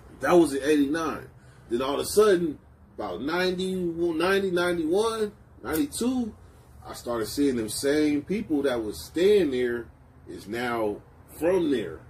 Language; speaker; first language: English; native; English